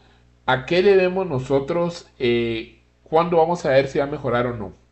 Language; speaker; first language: Spanish; native; Spanish